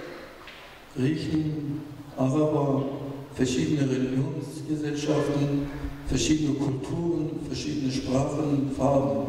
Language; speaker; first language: German; non-native, fluent; Turkish